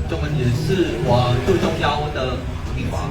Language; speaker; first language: Chinese; non-native, learner; Khmer